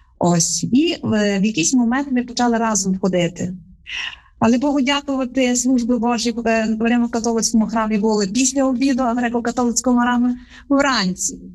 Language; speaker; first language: Ukrainian; native; Ukrainian